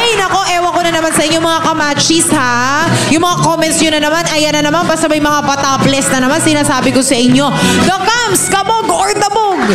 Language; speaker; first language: Filipino; native; Filipino